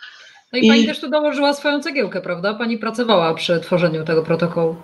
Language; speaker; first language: Polish; native; Polish